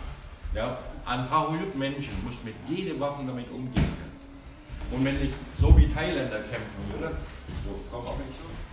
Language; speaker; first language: German; non-native, learner; Thai